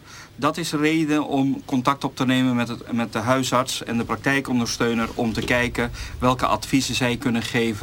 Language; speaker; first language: Dutch; native; Dutch